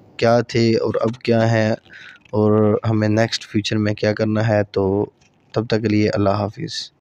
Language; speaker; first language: Urdu; non-native, local second language; Punjabi